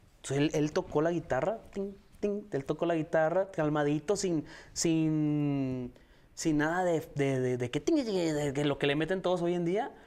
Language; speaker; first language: Spanish; native; Spanish